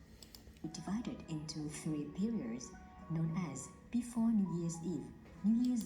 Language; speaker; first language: English; non-native, learner; Vietnamese